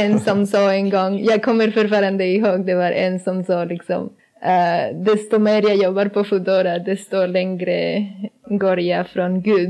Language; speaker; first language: Swedish; non-native, learner; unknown